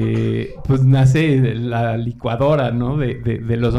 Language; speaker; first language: Spanish; native; Spanish